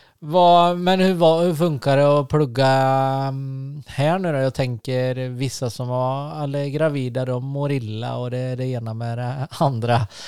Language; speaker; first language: Swedish; native; Swedish